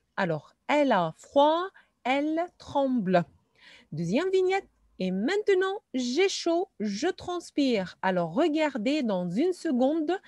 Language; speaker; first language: French; non-native, fluent; Arabic